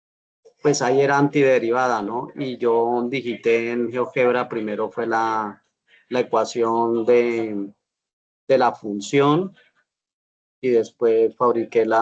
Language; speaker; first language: Spanish; native; Spanish